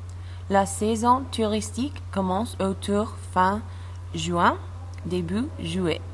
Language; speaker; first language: French; non-native, learner; English